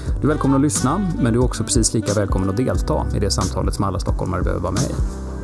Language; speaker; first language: Swedish; native; Swedish